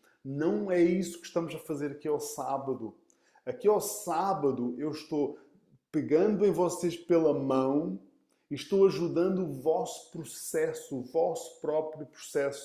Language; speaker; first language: Portuguese; early bilingual, heritage; Portuguese